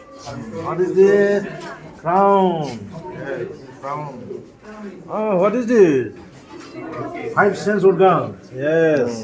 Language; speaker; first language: English; non-native, local second language; Bodo